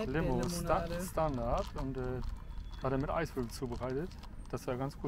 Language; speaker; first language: German; native; German